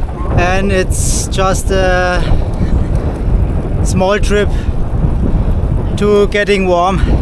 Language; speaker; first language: English; non-native, learner; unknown